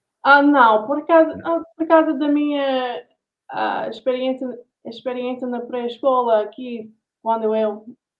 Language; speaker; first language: Portuguese; non-native, learner; English